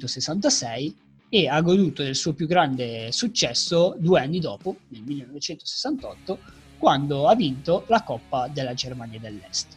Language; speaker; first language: Italian; native; Italian